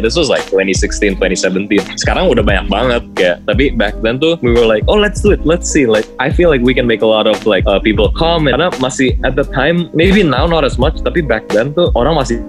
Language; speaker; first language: English; early bilingual, heritage; English